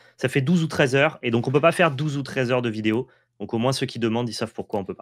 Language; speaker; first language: French; native; French